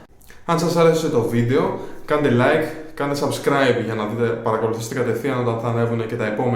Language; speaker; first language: Greek; native; Greek